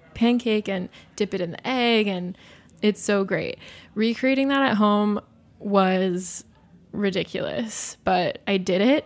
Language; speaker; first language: English; native; English